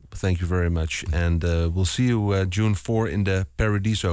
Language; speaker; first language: English; non-native, fluent; Dutch